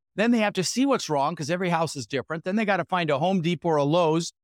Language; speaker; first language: English; native; English